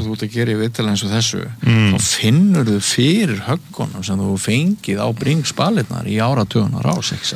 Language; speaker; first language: Icelandic; native; Icelandic